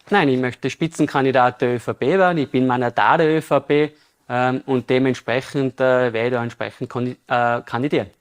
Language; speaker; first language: German; native; German